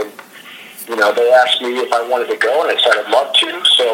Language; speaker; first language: English; native; English